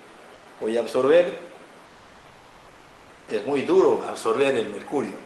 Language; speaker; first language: Spanish; native; Spanish